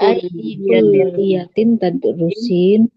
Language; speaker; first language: Arabic; non-native, learner; Indonesian